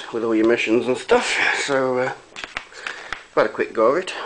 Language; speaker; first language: English; native; English